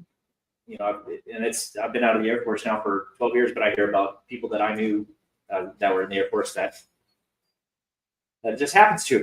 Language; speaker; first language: English; native; English